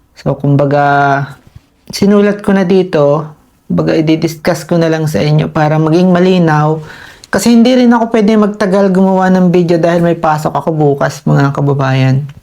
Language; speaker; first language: Filipino; native; Filipino